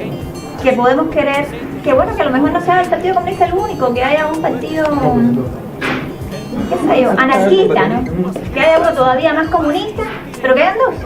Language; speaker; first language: Spanish; native; Spanish